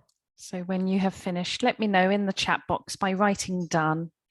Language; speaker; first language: English; native; English